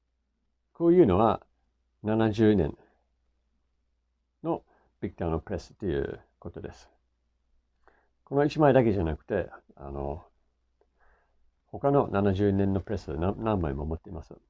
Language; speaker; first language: Japanese; non-native, fluent; English